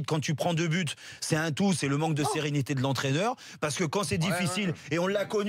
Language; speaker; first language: French; native; French